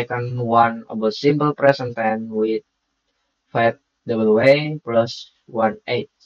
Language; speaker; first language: English; non-native, learner; Indonesian